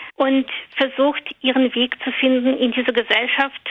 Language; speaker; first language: German; non-native, fluent; Russian